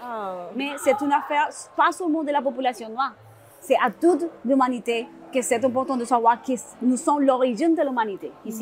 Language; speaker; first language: French; non-native, learner; Spanish